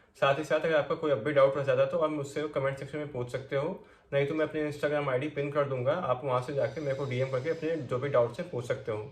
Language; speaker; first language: Hindi; native; Hindi